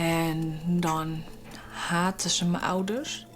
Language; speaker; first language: Dutch; native; Dutch